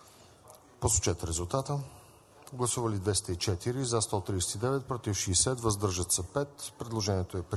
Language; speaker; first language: Bulgarian; native; Bulgarian